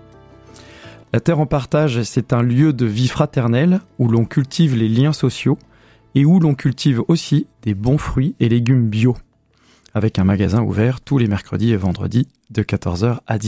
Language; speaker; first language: French; native; French